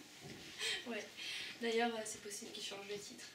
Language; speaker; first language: French; native; French